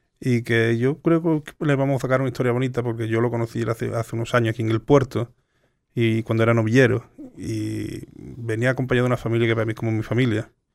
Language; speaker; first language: Spanish; native; Spanish